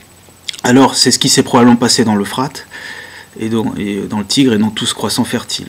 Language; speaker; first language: French; native; French